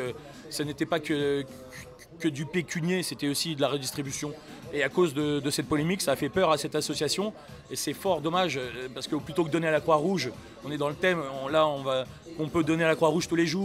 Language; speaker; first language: French; native; French